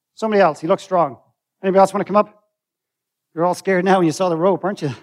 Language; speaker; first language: English; native; English